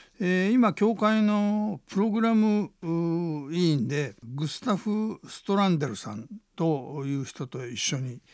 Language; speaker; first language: Japanese; native; Japanese